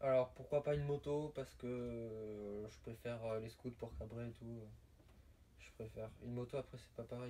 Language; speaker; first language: French; native; French